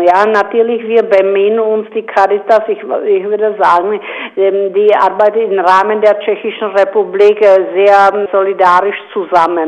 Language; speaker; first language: German; non-native, fluent; Czech